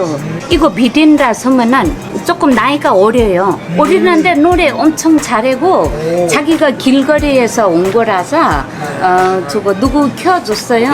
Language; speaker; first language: Korean; non-native, fluent; Nepali